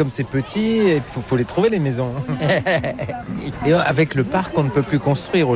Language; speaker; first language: French; native; French